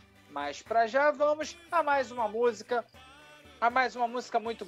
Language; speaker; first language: Portuguese; native; Portuguese